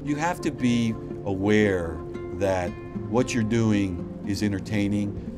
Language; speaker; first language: English; non-native, fluent; Spanish